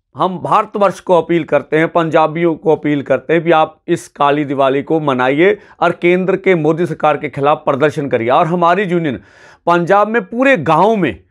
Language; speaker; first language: Hindi; non-native, local second language; Punjabi